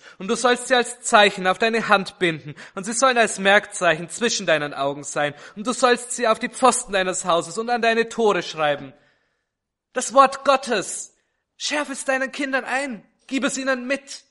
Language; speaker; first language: German; native; German